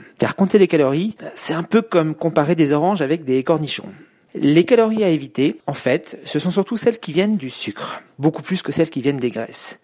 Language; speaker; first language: French; native; French